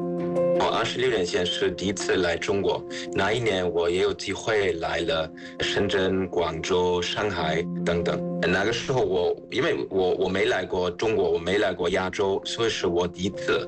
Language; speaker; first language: Chinese; non-native, fluent; German